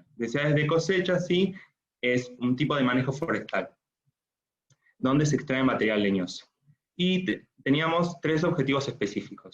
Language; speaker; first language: Spanish; native; Spanish